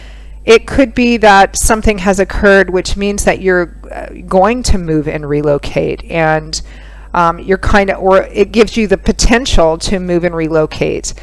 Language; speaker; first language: English; native; English